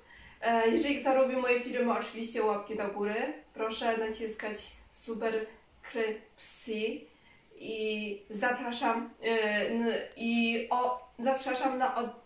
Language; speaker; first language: Polish; non-native, learner; Chinese